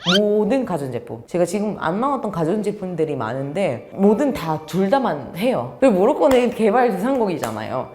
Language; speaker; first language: Korean; non-native, fluent; Arabic